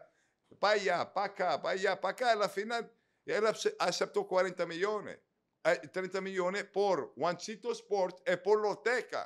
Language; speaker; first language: Spanish; native; Spanish